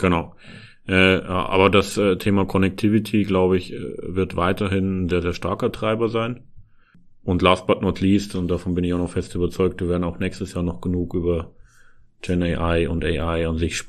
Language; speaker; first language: German; native; German